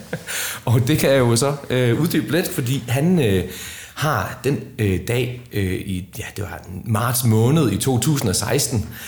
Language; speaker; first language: Danish; early bilingual, other home language; Icelandic